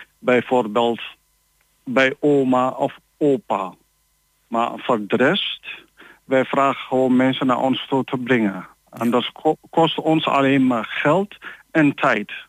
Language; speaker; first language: Dutch; non-native, learner; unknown